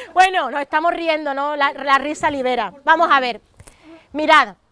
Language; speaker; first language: Spanish; native; Spanish